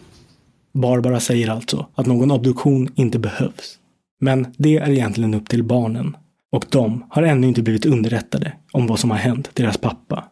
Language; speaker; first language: Swedish; native; Swedish